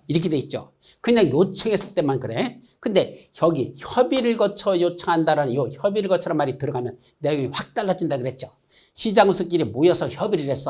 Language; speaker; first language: Korean; native; Korean